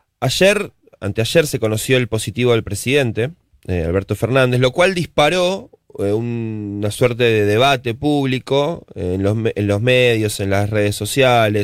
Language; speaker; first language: Spanish; native; Spanish